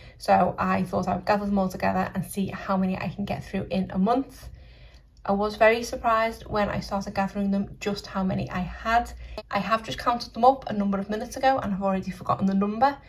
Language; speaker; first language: English; native; English